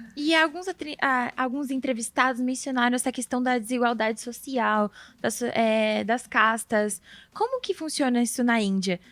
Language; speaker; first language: Portuguese; native; Portuguese